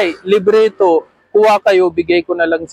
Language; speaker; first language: Filipino; non-native, learner; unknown